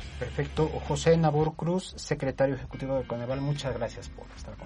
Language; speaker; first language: Spanish; native; Spanish